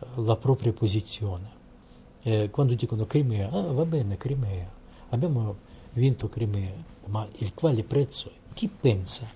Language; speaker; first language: Italian; non-native, learner; Russian